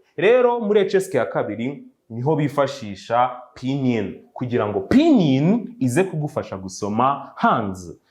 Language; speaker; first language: Kinyarwanda; native; Kinyarwanda